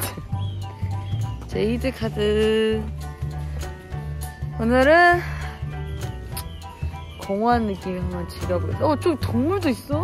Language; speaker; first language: Korean; non-native, fluent; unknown